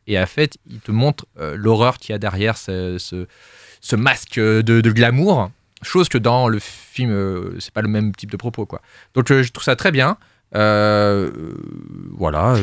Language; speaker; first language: French; native; French